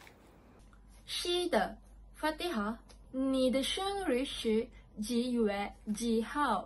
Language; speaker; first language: Chinese; non-native, learner; Malay